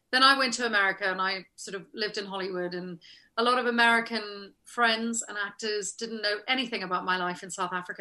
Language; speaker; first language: English; native; English